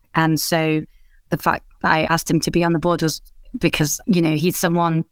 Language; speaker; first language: English; native; English